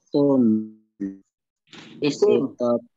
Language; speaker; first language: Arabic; non-native, learner; Indonesian